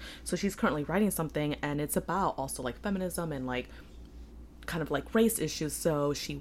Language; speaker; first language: English; early bilingual, other home language; Polish